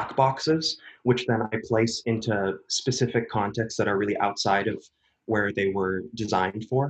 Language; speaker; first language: English; native; English